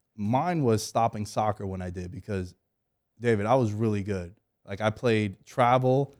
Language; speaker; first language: English; early bilingual, other home language; Greek